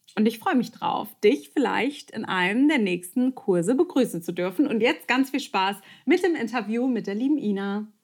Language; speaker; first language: German; native; German